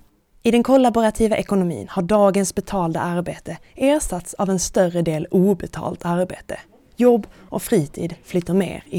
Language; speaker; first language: Swedish; native; Swedish